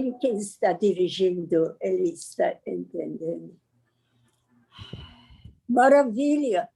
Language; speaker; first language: Portuguese; non-native, learner; Persian